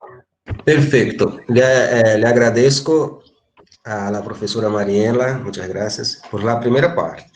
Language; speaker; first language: Spanish; non-native, fluent; Portuguese